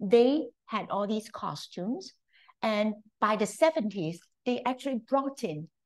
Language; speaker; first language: English; non-native, local second language; Cantonese